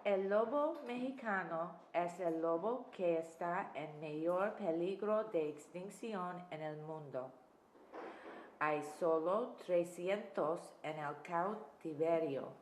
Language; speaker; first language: Spanish; non-native, learner; English